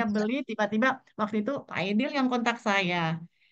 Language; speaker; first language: Indonesian; native; Indonesian